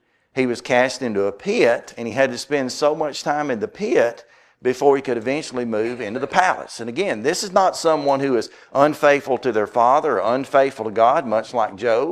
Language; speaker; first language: English; native; English